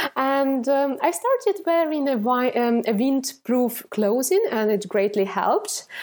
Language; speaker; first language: English; non-native, fluent; Ukrainian